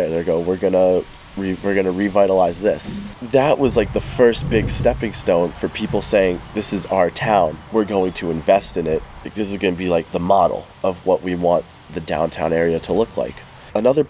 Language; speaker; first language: English; native; English